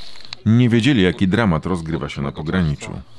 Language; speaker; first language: Polish; native; Polish